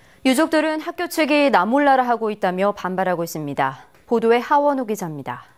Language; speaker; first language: Korean; native; Korean